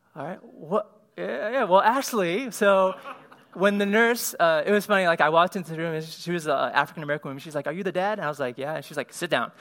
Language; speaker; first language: English; native; English